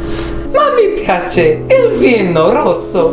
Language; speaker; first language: Italian; non-native, learner; English